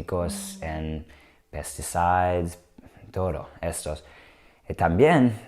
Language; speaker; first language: Spanish; non-native, learner; English